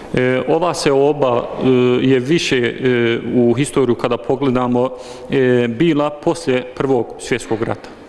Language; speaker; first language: Bosnian; early bilingual, heritage; Bosnian